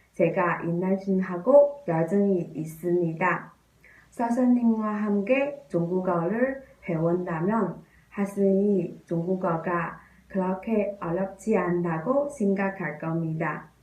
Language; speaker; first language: Korean; non-native, learner; Chinese